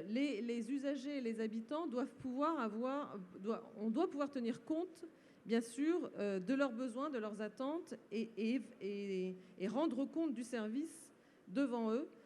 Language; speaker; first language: French; native; French